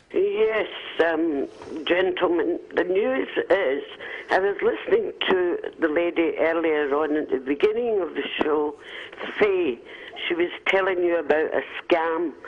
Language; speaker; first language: English; non-native, fluent; Finnish